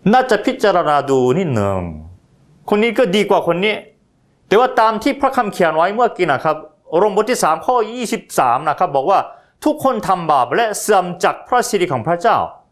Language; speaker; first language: Thai; non-native, fluent; Korean